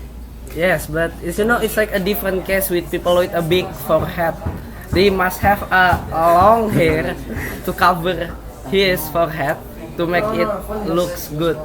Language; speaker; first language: English; non-native, learner; Indonesian